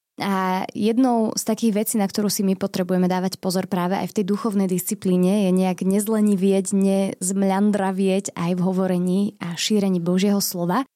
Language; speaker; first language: Slovak; native; Slovak